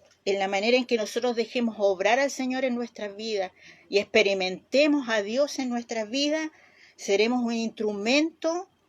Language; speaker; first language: Spanish; native; Spanish